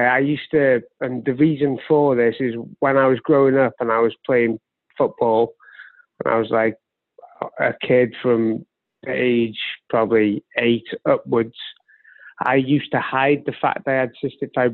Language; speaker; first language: English; native; English